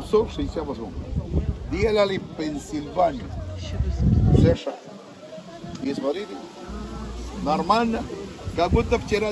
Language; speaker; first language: Russian; non-native, fluent; Spanish